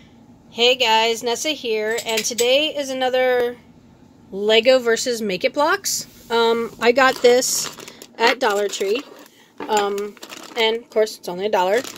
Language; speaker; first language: English; native; English